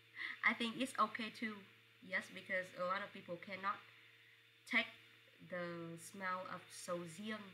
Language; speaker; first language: English; non-native, fluent; Vietnamese